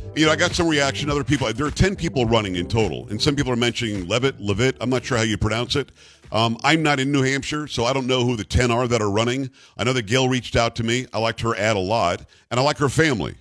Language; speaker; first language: English; native; English